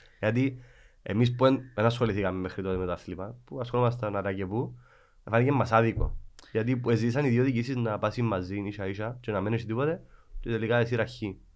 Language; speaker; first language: Greek; native; Greek